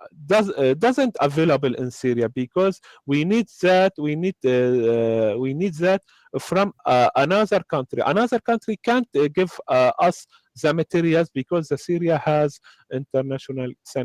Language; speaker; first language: English; non-native, learner; Arabic